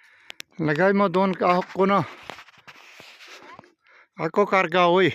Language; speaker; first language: Filipino; non-native, learner; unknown